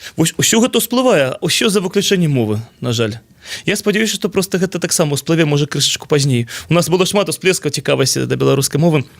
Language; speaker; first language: Belarusian; non-native, local second language; Russian